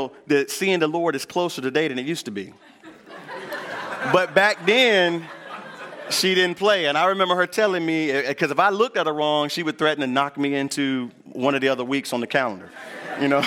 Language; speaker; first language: English; native; English